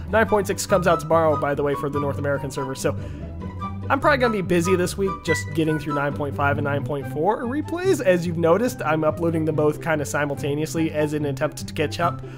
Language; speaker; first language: English; native; English